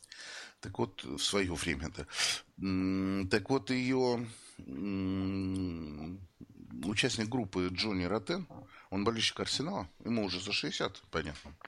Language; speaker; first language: Russian; native; Russian